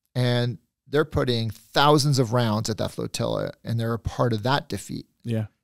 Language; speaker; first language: English; native; English